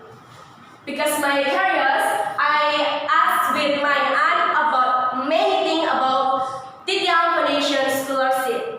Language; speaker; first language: English; non-native, learner; Indonesian